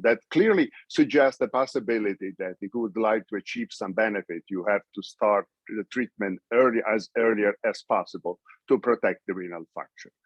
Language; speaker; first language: English; non-native, fluent; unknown